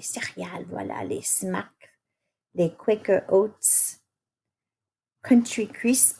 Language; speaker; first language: French; non-native, fluent; English